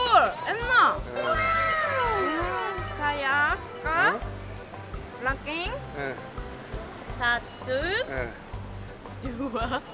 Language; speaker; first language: Indonesian; non-native, learner; Japanese